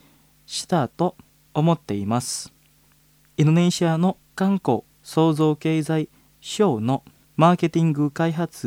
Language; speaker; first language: Japanese; non-native, fluent; Indonesian